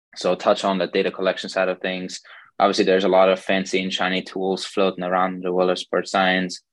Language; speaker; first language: English; non-native, fluent; German